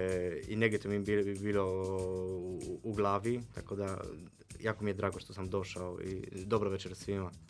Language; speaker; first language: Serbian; non-native, fluent; Polish